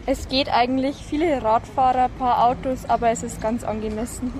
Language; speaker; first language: German; non-native, learner; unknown